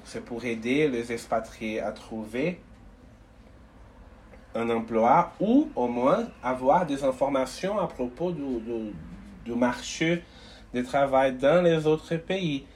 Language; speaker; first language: French; non-native, learner; Portuguese